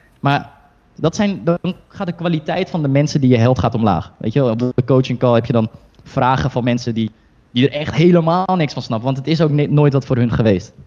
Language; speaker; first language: Dutch; early bilingual, other home language; Chinese